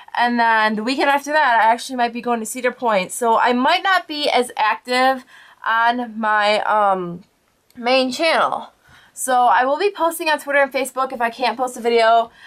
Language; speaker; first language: English; native; English